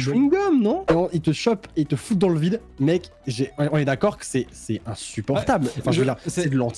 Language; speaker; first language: French; native; French